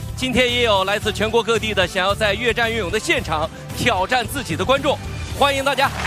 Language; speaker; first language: Chinese; native; Chinese